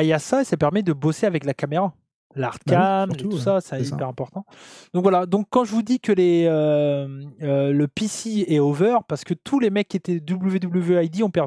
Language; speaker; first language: French; native; French